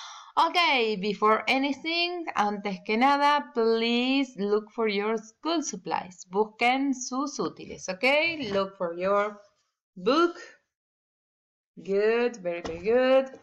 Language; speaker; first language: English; non-native, learner; Spanish